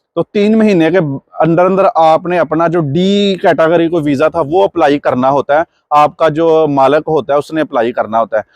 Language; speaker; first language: Urdu; non-native, local second language; Punjabi